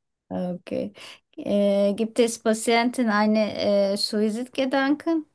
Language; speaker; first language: German; non-native, learner; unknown